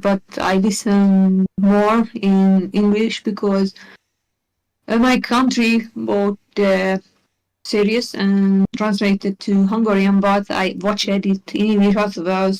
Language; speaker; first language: English; non-native, learner; Hungarian